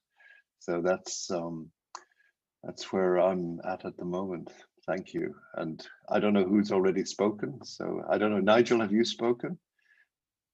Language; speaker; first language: English; native; English